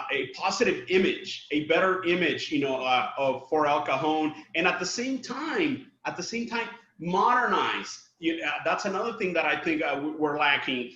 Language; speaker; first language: English; non-native, fluent; Spanish